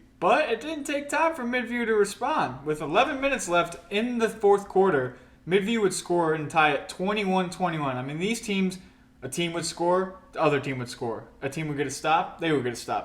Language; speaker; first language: English; native; English